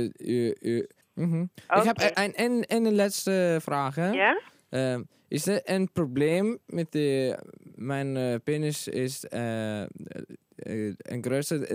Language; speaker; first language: Dutch; non-native, learner; Norwegian